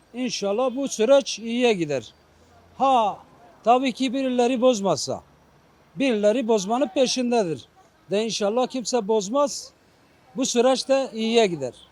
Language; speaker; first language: Turkish; non-native, local second language; Kurdish